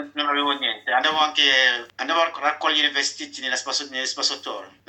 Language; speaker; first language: Italian; non-native, fluent; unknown